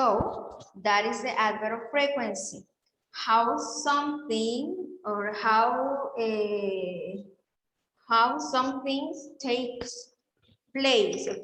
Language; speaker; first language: English; non-native, fluent; Spanish